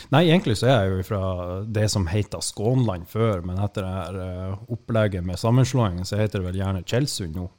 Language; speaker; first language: Norwegian; native; Norwegian